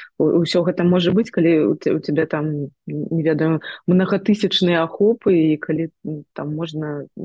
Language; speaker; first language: Belarusian; non-native, local second language; Russian